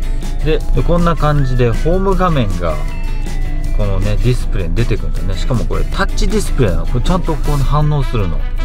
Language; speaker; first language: Japanese; native; Japanese